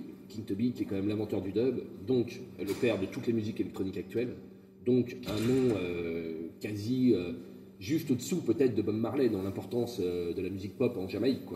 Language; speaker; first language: French; native; French